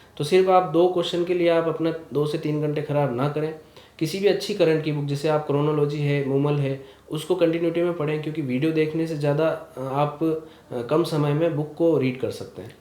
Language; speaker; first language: Hindi; native; Hindi